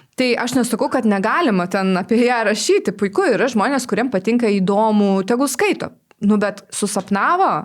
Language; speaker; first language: Lithuanian; non-native, local second language; Polish